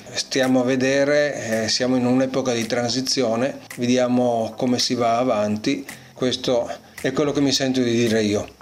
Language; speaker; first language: Italian; native; Italian